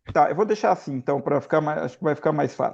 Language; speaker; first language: Portuguese; native; Portuguese